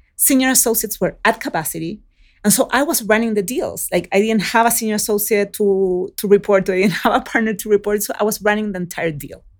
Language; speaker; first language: English; early bilingual, other home language; Spanish